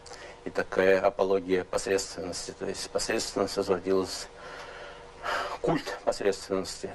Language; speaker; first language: Russian; native; Russian